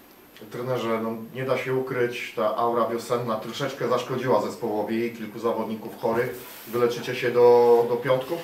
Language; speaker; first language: Polish; native; Polish